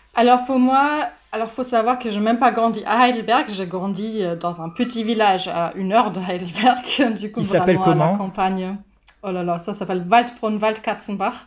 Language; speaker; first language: French; non-native, fluent; German